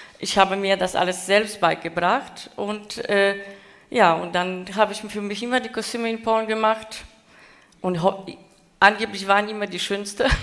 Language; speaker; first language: German; non-native, fluent; Polish